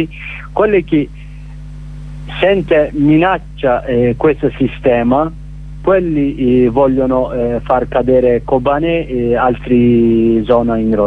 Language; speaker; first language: Italian; non-native, learner; Kurdish